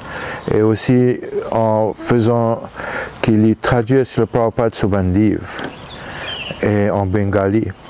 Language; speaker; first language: French; non-native, local second language; Morisyen